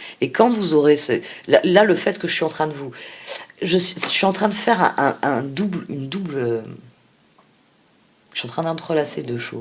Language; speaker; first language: French; native; French